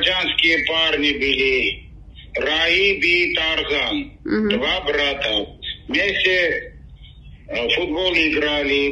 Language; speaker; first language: Russian; non-native, local second language; Armenian